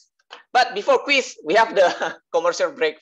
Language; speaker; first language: English; non-native, learner; Indonesian